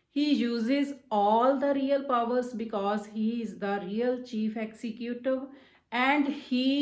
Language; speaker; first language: English; non-native, local second language; Punjabi